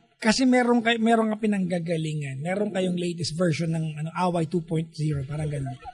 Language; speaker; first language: Filipino; native; Filipino